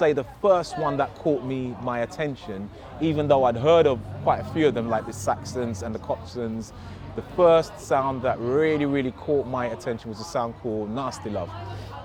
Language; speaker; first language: English; native; English